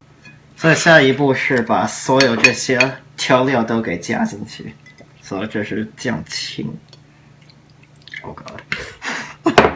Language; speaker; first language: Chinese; non-native, learner; English